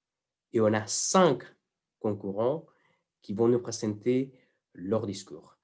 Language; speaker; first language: French; non-native, fluent; Spanish